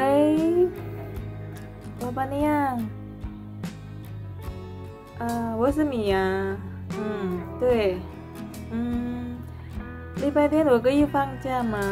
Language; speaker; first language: Chinese; non-native, learner; Indonesian